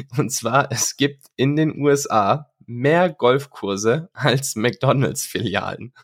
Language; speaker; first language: German; native; German